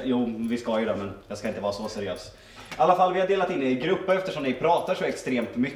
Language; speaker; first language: Swedish; native; Swedish